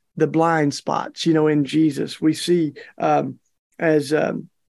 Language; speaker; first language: English; native; English